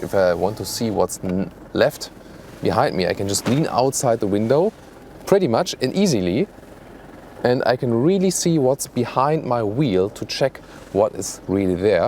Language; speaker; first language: English; non-native, fluent; German